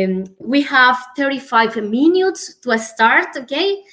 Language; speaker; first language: English; non-native, learner; Spanish